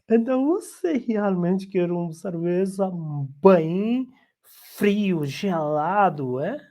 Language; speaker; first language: Portuguese; non-native, learner; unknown